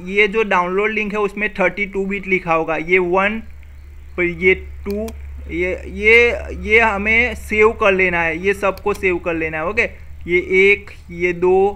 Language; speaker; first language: Hindi; non-native, local second language; Gujarati